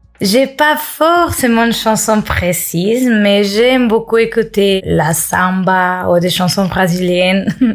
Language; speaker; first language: French; non-native, fluent; Portuguese